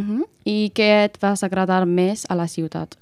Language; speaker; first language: Catalan; non-native, learner; English